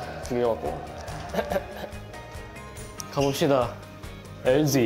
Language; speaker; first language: Korean; native; Korean